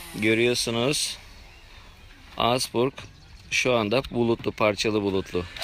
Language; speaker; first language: Turkish; early bilingual, heritage; Turkish